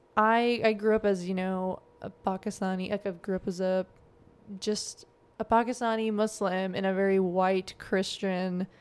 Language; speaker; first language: English; native; English